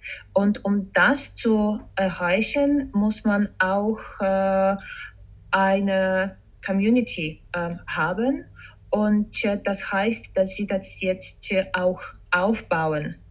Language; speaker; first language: German; non-native, fluent; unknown